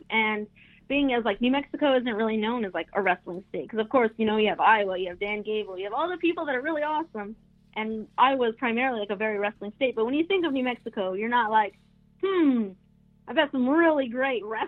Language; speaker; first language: English; native; English